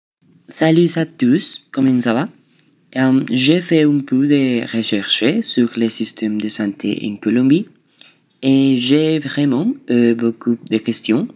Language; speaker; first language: French; non-native, learner; Spanish